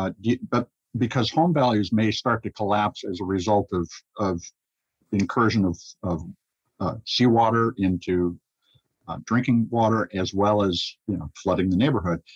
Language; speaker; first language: English; native; English